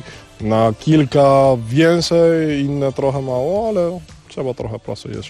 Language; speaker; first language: Polish; non-native, learner; Spanish